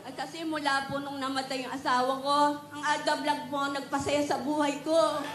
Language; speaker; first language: Filipino; native; Filipino